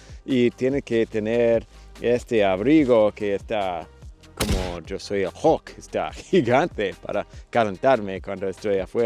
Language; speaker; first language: Spanish; non-native, fluent; English